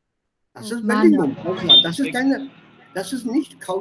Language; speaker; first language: German; non-native, fluent; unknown